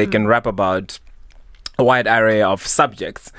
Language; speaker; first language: English; non-native, local second language; Shona